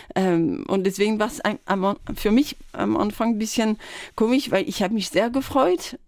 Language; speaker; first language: German; non-native, fluent; French